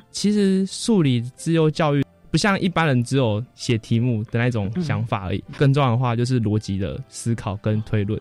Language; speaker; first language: Chinese; native; Chinese